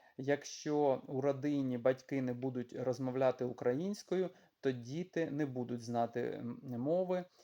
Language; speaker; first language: Ukrainian; non-native, local second language; Russian